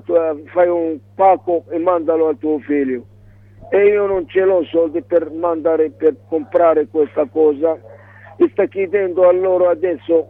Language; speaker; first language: Italian; non-native, learner; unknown